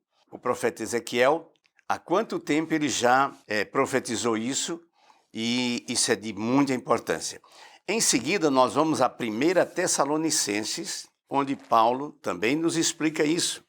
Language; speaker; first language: Portuguese; native; Portuguese